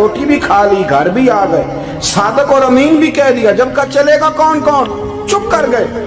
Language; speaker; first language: Urdu; non-native, local second language; Punjabi